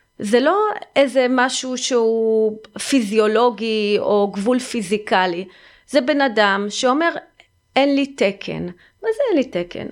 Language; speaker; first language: Hebrew; early bilingual, heritage; Hebrew